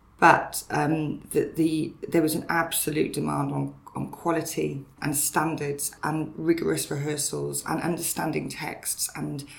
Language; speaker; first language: English; native; English